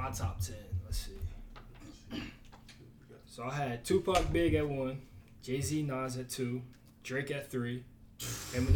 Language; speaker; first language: English; native; English